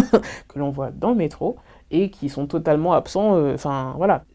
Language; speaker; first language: French; native; French